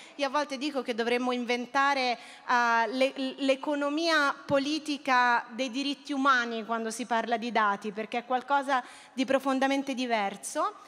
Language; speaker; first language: Italian; native; Italian